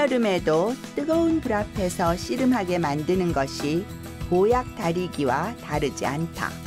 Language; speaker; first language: Korean; native; Korean